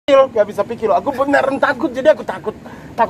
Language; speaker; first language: Indonesian; non-native, learner; Japanese